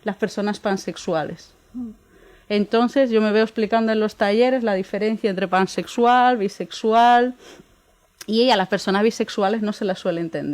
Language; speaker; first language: Spanish; native; Spanish